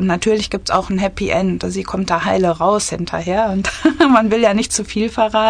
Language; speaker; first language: German; native; German